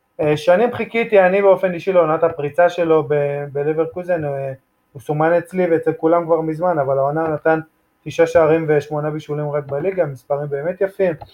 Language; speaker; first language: Hebrew; native; Hebrew